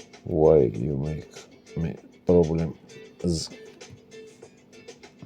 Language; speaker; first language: English; non-native, learner; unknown